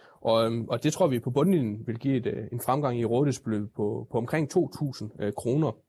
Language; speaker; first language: Danish; native; Danish